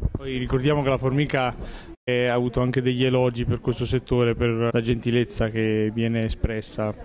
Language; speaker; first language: Italian; native; Italian